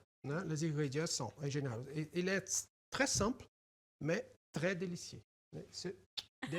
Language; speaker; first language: French; non-native, fluent; Portuguese